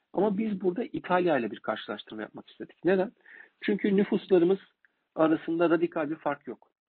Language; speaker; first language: Turkish; native; Turkish